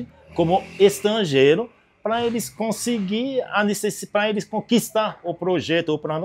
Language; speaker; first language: Portuguese; non-native, learner; Haitian Creole